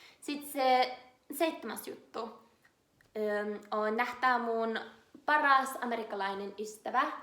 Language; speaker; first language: Finnish; non-native, learner; English